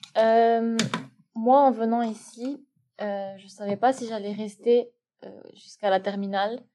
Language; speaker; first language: French; non-native, local second language; Arabic